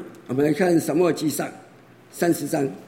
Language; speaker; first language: Chinese; native; Chinese